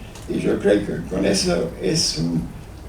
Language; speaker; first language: Spanish; non-native, fluent; English